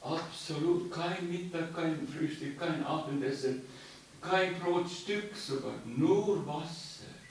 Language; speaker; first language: German; non-native, learner; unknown